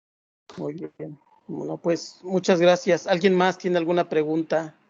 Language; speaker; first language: Spanish; native; Spanish